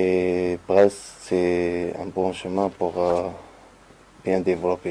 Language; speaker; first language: French; non-native, learner; Arabic